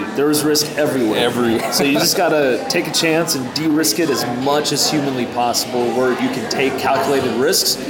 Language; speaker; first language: English; native; English